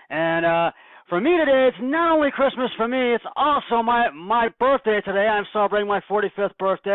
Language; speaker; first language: English; native; English